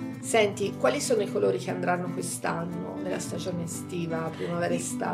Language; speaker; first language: Italian; native; Italian